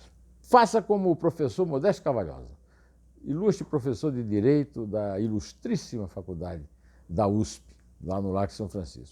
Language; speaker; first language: Portuguese; native; Portuguese